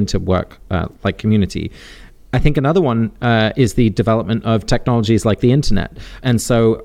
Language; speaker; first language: English; native; English